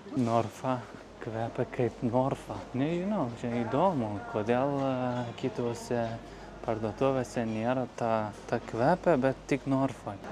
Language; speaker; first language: Lithuanian; non-native, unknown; Turkish